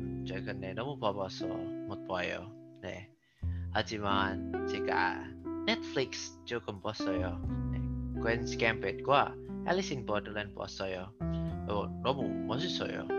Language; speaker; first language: Korean; non-native, learner; Indonesian